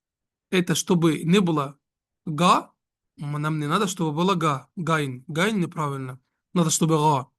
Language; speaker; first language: Russian; non-native, fluent; Arabic